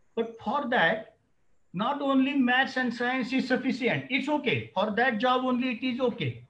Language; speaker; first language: English; non-native, local second language; Marathi